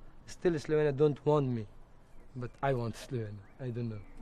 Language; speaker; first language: English; non-native, learner; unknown